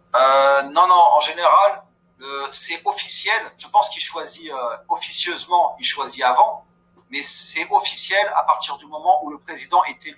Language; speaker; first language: French; native; French